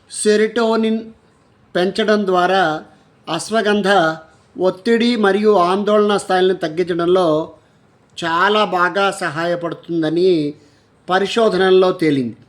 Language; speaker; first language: Telugu; native; Telugu